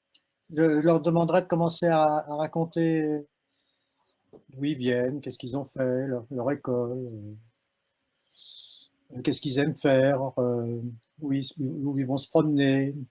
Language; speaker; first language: French; native; French